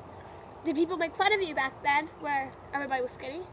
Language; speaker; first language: English; native; English